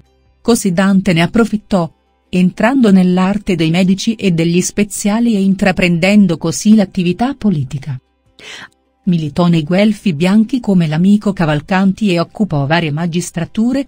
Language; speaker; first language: Italian; native; Italian